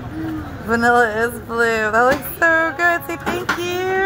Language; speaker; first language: English; native; English